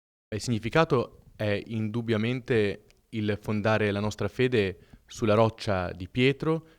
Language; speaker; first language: Italian; native; Italian